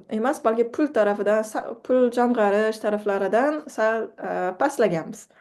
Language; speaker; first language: Uzbek; non-native, local second language; Kara-Kalpak